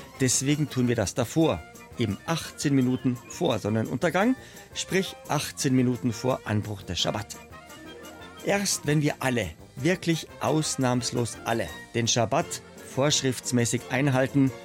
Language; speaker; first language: German; native; German